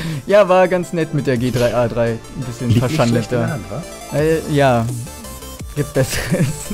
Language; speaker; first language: German; native; German